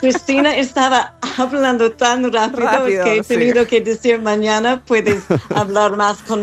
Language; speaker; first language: Spanish; non-native, fluent; English